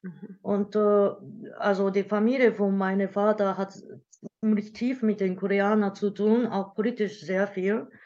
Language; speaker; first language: German; non-native, learner; Japanese